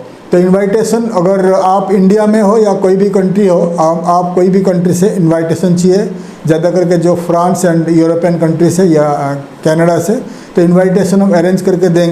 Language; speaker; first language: Hindi; non-native, local second language; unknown